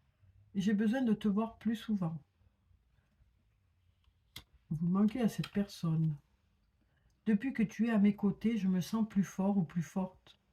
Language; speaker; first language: French; native; French